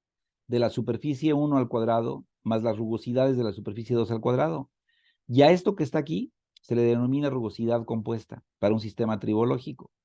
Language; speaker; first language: Spanish; native; Spanish